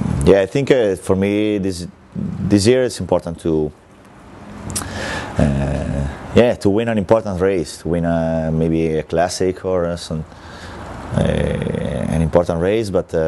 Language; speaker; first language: English; non-native, learner; Italian